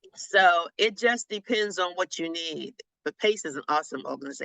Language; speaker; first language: English; native; English